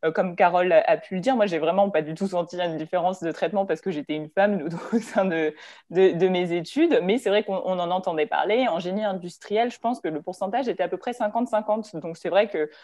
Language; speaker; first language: French; native; French